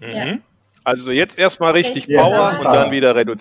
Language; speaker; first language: German; native; German